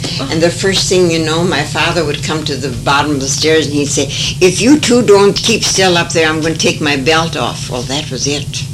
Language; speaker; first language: English; early bilingual, other home language; French